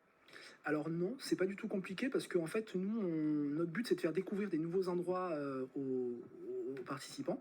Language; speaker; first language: French; native; French